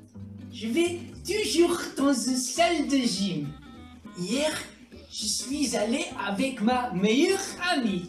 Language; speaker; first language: French; non-native, learner; Croatian